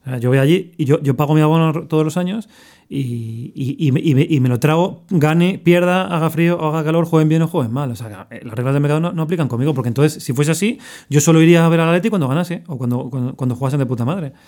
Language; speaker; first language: Spanish; native; Spanish